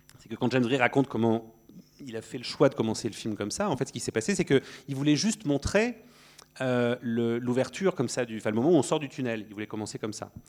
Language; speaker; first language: French; native; French